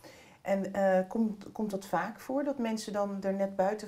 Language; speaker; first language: Dutch; native; Dutch